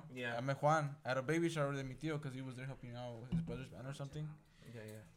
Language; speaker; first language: Spanish; early bilingual, heritage; Spanish